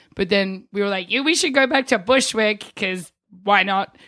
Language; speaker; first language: English; native; English